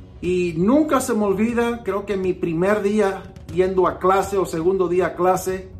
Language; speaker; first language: Spanish; early bilingual, heritage; Spanish